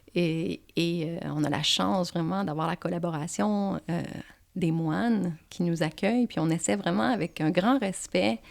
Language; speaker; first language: French; native; French